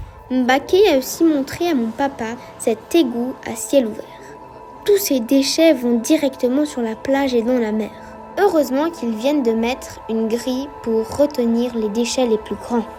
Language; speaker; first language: French; native; French